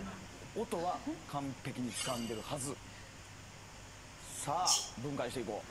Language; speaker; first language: Japanese; native; Japanese